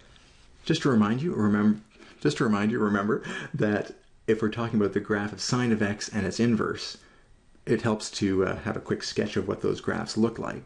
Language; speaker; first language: English; native; English